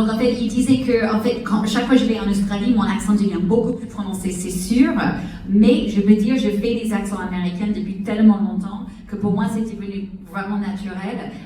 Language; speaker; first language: French; native; French